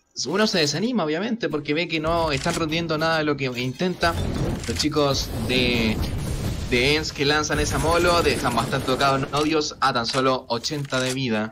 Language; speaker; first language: Spanish; native; Spanish